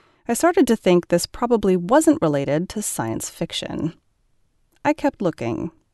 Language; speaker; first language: English; native; English